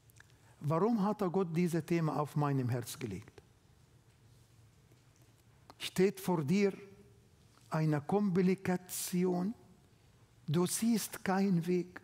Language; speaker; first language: German; non-native, learner; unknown